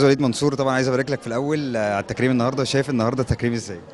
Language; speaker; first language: Arabic; native; Arabic